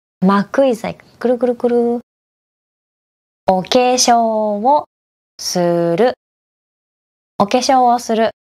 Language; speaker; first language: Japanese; native; Japanese